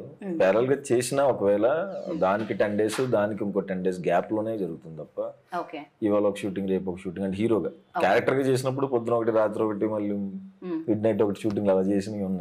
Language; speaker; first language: Telugu; native; Telugu